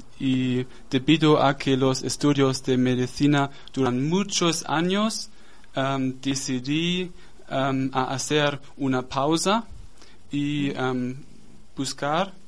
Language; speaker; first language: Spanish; non-native, learner; German